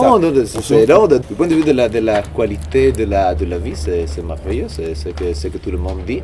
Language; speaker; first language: French; non-native, fluent; Italian